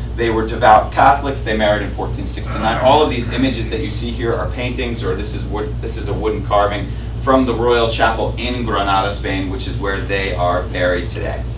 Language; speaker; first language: English; native; English